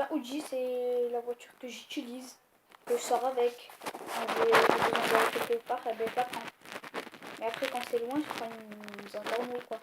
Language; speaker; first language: French; native; French